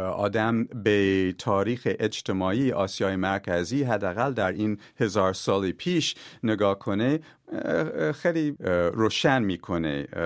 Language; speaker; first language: Persian; non-native, fluent; English